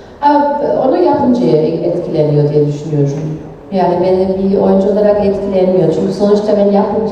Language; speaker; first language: Turkish; early bilingual, heritage; Turkish